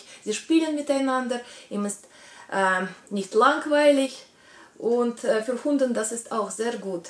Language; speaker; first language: German; non-native, learner; Russian